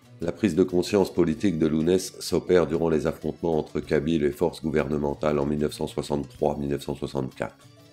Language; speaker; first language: French; native; French